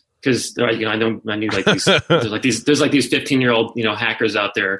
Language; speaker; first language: English; native; English